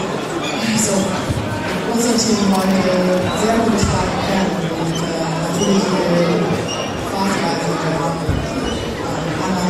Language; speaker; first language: German; non-native, learner; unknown